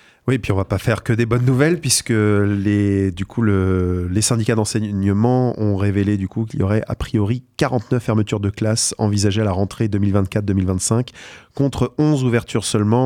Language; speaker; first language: French; native; French